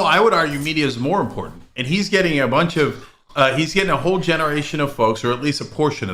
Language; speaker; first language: English; native; English